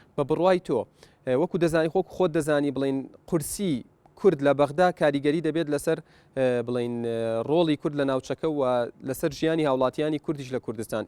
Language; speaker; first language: Central Kurdish; native; Central Kurdish